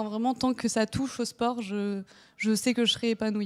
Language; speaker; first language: French; native; French